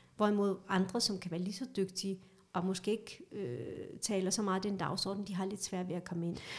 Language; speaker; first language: Danish; early bilingual, other home language; Kurdish